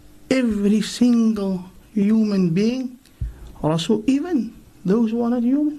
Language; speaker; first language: English; native; English